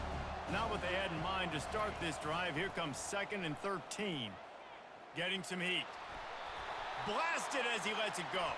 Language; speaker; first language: English; native; English